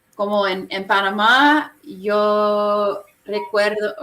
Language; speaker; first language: Spanish; non-native, learner; English